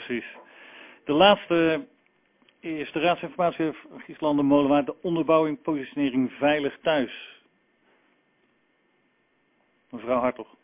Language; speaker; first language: Dutch; native; Dutch